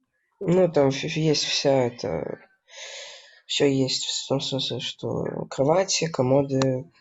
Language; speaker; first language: Russian; native; Russian